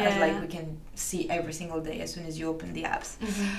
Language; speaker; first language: English; non-native, fluent; French